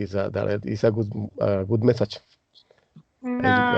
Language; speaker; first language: English; non-native, learner; Spanish